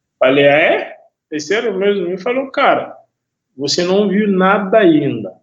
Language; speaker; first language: Portuguese; non-native, fluent; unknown